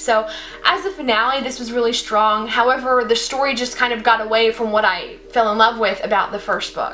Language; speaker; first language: English; native; English